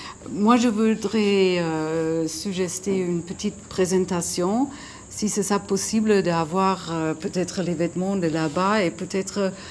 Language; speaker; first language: French; non-native, learner; German